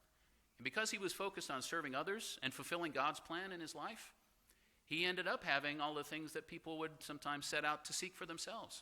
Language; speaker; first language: English; native; English